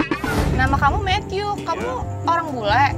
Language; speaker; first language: Indonesian; native; Indonesian